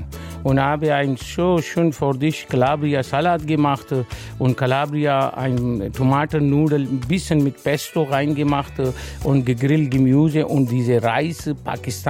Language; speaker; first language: German; non-native, learner; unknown